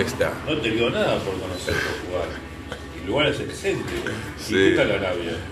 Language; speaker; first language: Spanish; native; Spanish